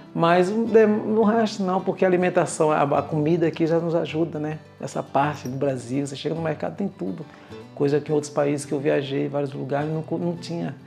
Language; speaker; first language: Portuguese; native; Portuguese